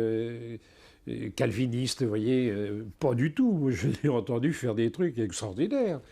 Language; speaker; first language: French; native; French